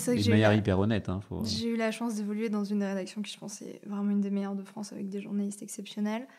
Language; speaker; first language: French; native; French